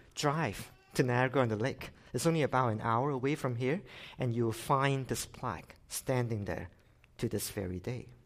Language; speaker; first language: English; non-native, local second language; Cantonese